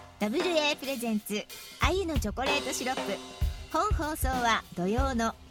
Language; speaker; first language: Japanese; native; Japanese